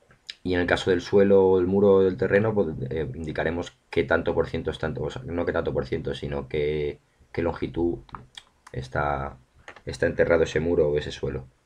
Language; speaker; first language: Spanish; native; Spanish